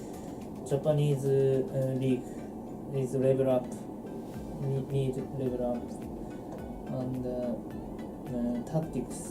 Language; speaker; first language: English; non-native, learner; Japanese